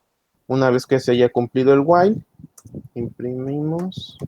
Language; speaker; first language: Spanish; native; Spanish